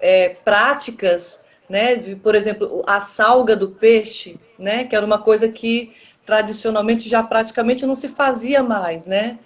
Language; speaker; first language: Portuguese; native; Portuguese